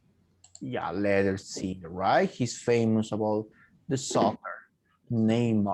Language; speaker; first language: English; non-native, fluent; Spanish